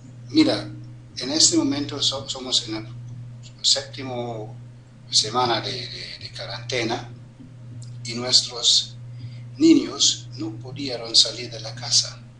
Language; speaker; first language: Spanish; non-native, fluent; German